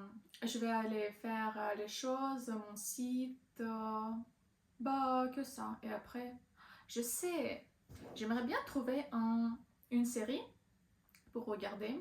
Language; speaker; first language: French; non-native, learner; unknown